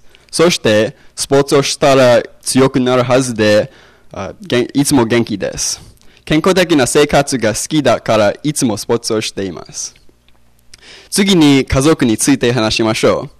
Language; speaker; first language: Japanese; non-native, learner; English